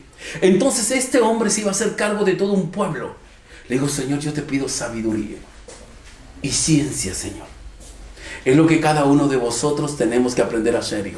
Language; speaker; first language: Spanish; native; Spanish